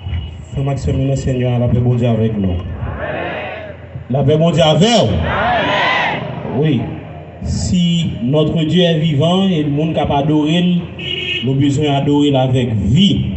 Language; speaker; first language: French; non-native, local second language; Haitian Creole